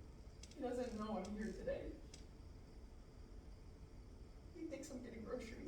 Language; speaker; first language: English; native; English